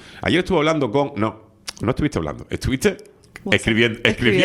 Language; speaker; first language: Spanish; native; Spanish